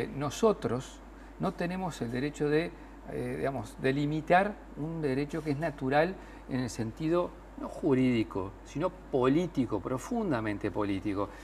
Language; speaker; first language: Spanish; native; Spanish